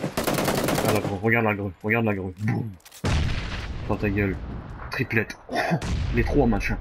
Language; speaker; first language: French; native; French